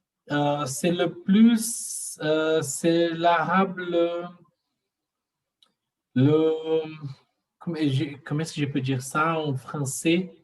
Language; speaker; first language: French; non-native, learner; Portuguese